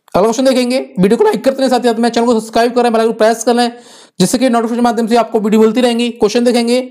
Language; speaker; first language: Hindi; native; Hindi